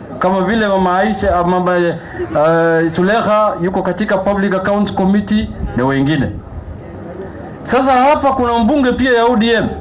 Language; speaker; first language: Swahili; non-native, local second language; Luo (Kenya and Tanzania)